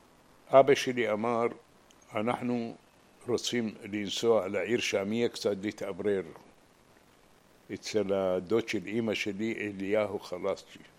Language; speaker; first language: Hebrew; non-native, fluent; Arabic